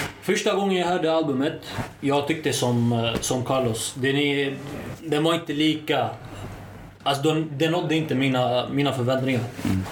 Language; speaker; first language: Swedish; early bilingual, other home language; Arabic